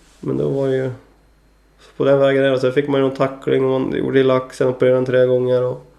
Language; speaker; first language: Swedish; early bilingual, other home language; Greek